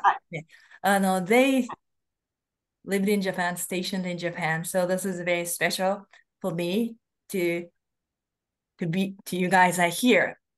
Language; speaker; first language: English; non-native, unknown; Japanese